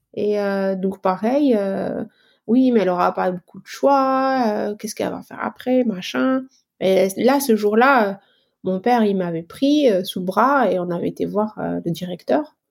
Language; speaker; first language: French; non-native, local second language; Arabic